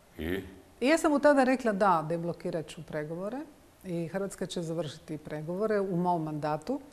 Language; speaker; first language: Croatian; native; Croatian